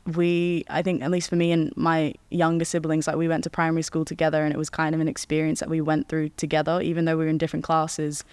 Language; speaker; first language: English; native; English